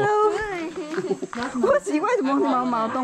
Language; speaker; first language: Chinese; native; Chinese